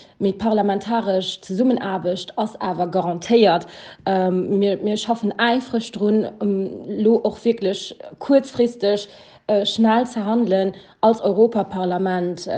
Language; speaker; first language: Luxembourgish; early bilingual, other home language; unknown